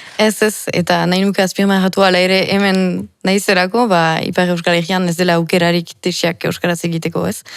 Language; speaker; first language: Basque; native; Basque